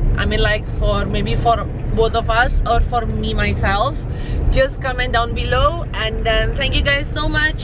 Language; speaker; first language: English; non-native, fluent; Indonesian